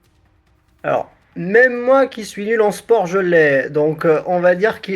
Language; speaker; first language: French; native; French